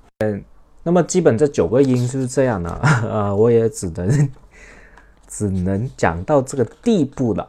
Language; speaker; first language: Chinese; non-native, local second language; Cantonese